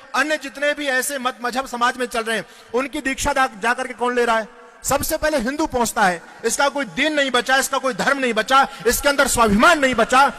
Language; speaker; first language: Hindi; non-native, local second language; Marathi